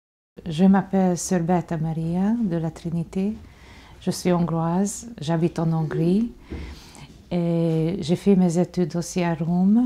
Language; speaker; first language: French; non-native, fluent; Hungarian